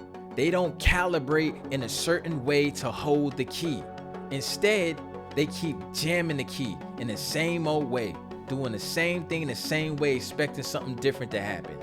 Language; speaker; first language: English; native; English